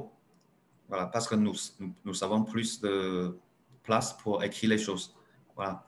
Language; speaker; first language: French; non-native, learner; Chinese